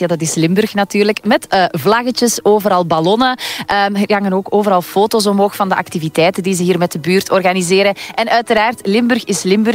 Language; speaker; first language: Dutch; native; Dutch